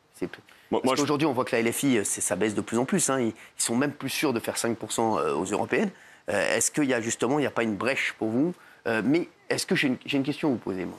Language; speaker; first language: French; native; French